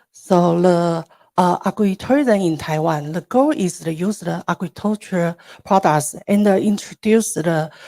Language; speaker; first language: English; non-native, learner; Chinese